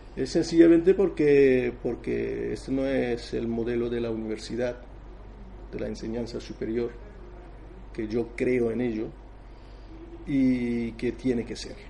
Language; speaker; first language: Spanish; non-native, fluent; Persian